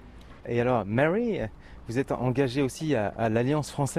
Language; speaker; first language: French; native; French